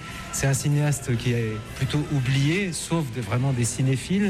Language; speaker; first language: French; native; French